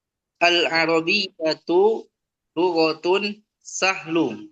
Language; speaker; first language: Arabic; non-native, learner; Indonesian